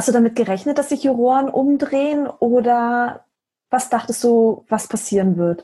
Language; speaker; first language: German; native; German